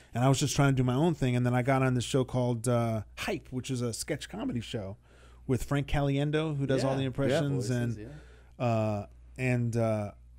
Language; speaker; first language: English; native; English